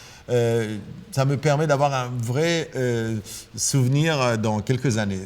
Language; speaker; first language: French; non-native, fluent; Persian